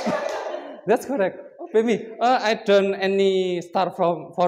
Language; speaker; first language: English; non-native, learner; Indonesian